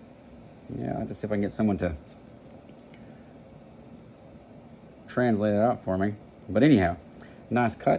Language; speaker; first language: English; native; English